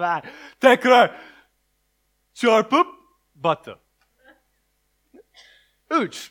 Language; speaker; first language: Turkish; non-native, learner; English